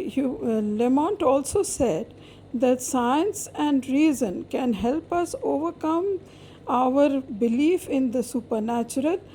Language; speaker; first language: English; non-native, local second language; Hindi